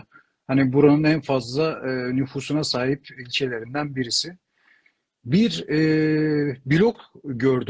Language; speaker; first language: Turkish; native; Turkish